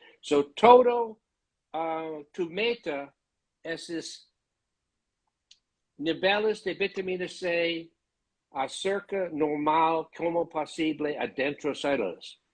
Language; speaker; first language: Spanish; non-native, learner; English